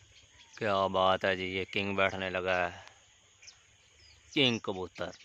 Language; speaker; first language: Hindi; non-native, local second language; Punjabi